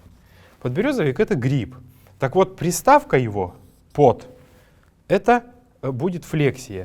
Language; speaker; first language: Russian; native; Russian